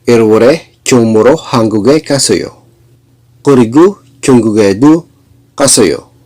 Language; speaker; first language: Korean; non-native, learner; Filipino